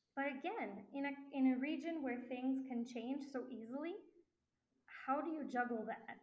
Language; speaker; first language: English; non-native, fluent; French